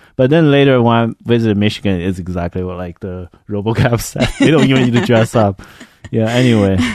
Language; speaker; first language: English; non-native, fluent; Chinese